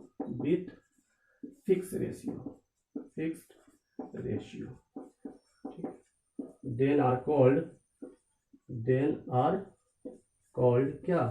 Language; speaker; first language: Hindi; native; Hindi